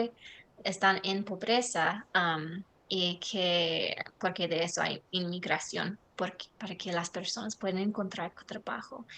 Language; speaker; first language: Spanish; non-native, learner; English